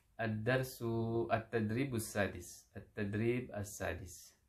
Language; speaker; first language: Arabic; non-native, fluent; Indonesian